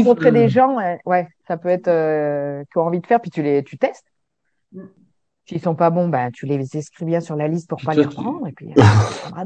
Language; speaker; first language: French; native; French